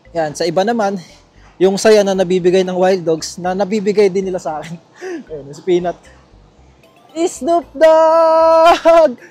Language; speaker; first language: Filipino; native; Filipino